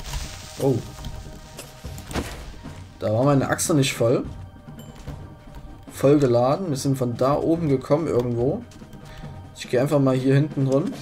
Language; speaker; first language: German; native; German